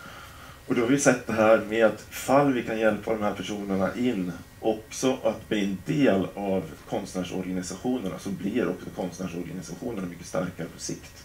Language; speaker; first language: Swedish; native; Swedish